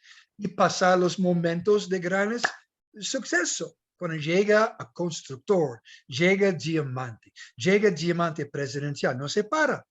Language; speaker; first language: Portuguese; non-native, learner; English